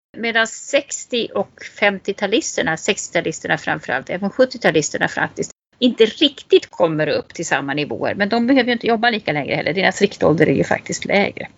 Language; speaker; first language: Swedish; native; Swedish